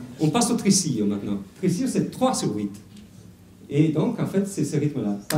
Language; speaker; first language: French; non-native, fluent; Italian